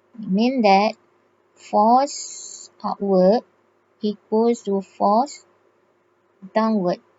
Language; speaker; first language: English; non-native, local second language; Malay